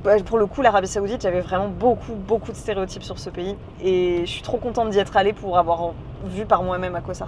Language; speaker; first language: French; native; French